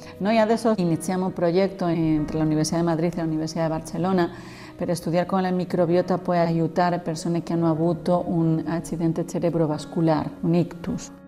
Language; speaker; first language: Italian; non-native, learner; Spanish